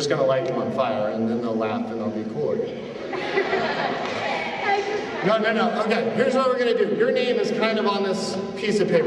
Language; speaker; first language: English; native; English